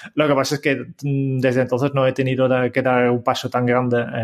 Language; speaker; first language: Spanish; non-native, fluent; Dutch